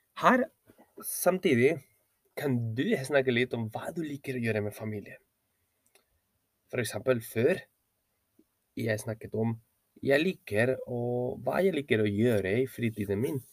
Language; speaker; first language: Norwegian; non-native, learner; Spanish